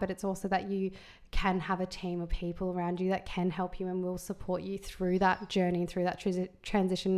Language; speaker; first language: English; native; English